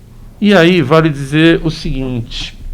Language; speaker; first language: Portuguese; native; Portuguese